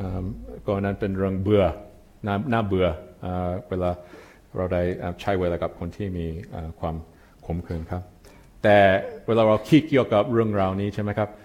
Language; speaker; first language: Thai; non-native, fluent; English